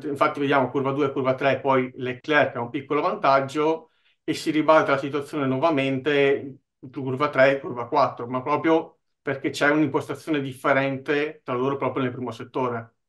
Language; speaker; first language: Italian; native; Italian